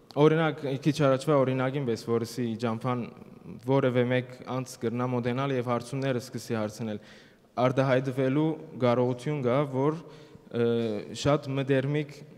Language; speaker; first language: Armenian; early bilingual, heritage; Armenian